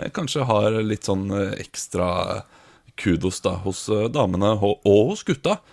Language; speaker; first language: Norwegian; native; Norwegian